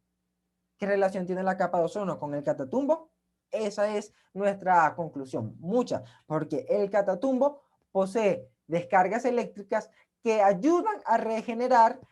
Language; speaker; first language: Spanish; native; Spanish